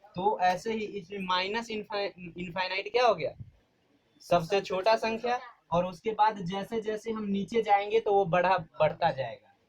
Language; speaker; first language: Hindi; native; Hindi